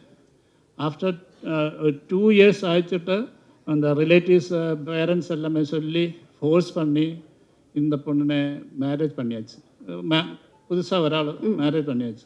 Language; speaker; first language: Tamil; non-native, learner; Malayalam